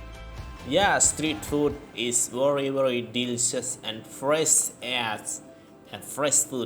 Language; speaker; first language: English; non-native, learner; Khmer